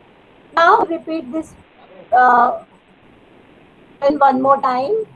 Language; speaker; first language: English; non-native, learner; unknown